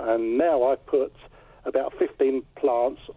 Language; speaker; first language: English; native; English